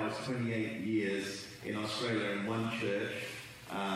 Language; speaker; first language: English; native; English